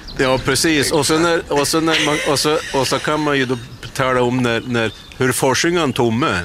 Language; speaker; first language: Swedish; native; Swedish